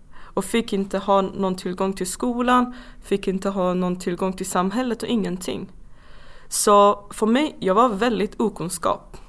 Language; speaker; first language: Swedish; non-native, fluent; Persian